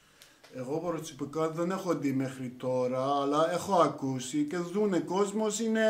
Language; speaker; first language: Greek; non-native, learner; Persian